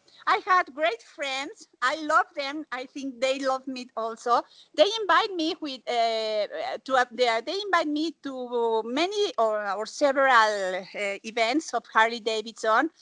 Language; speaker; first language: English; non-native, learner; Spanish